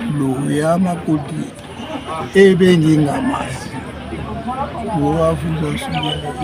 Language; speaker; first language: Zulu; non-native, local second language; South Ndebele